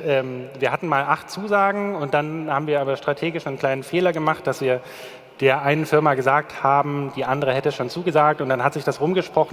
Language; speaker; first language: German; native; German